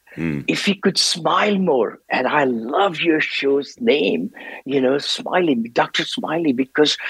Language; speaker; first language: English; non-native, local second language; Hindi